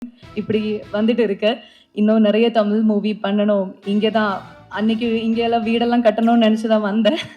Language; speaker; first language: Tamil; non-native, fluent; Malayalam